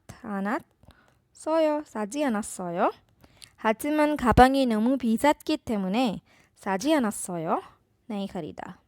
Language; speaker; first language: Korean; non-native, fluent; Urdu